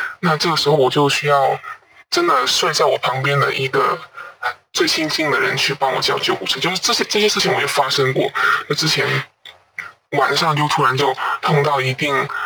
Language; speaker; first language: Chinese; non-native, local second language; Cantonese